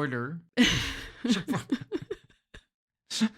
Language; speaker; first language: French; native; French